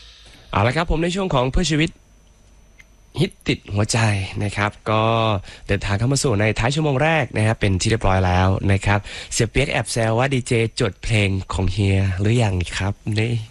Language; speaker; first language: Thai; native; Thai